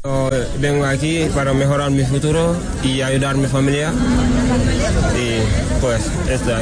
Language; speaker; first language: Spanish; non-native, learner; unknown